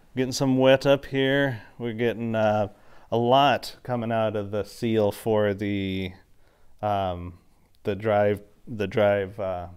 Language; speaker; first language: English; native; English